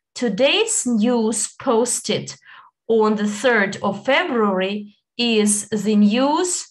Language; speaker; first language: English; non-native, fluent; Italian